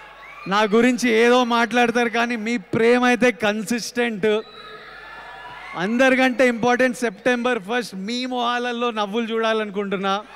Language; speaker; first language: Telugu; native; Telugu